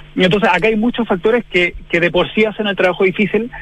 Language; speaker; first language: Spanish; native; Spanish